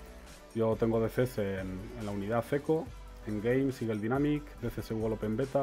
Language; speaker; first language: Spanish; native; Spanish